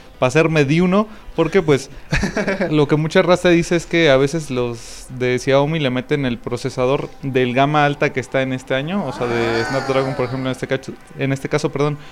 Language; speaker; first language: Spanish; native; Spanish